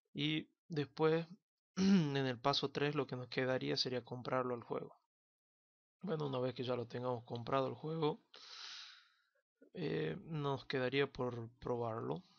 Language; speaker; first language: Spanish; native; Spanish